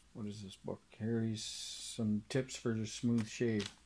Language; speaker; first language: English; native; English